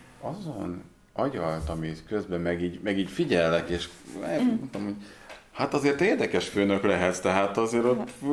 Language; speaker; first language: Hungarian; native; Hungarian